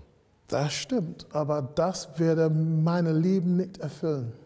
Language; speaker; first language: German; non-native, fluent; English